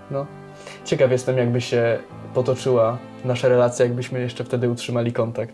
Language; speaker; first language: Polish; native; Polish